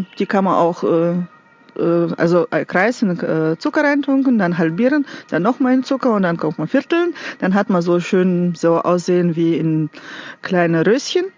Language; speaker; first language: German; non-native, fluent; Russian